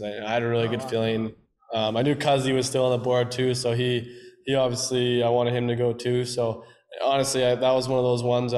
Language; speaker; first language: English; native; English